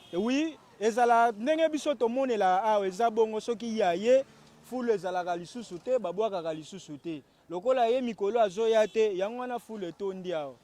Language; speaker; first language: Lingala; native; Lingala